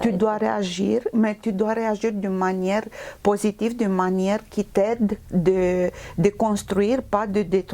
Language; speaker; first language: French; non-native, fluent; Romanian